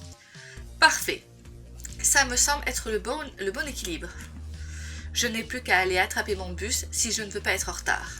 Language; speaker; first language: French; native; French